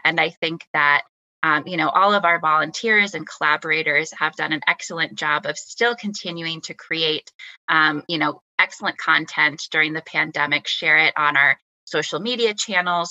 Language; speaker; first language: English; native; English